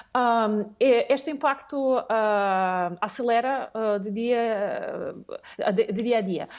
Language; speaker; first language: Portuguese; non-native, fluent; Russian